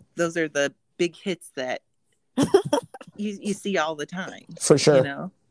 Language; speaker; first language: English; native; English